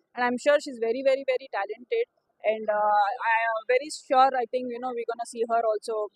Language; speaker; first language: English; non-native, local second language; Telugu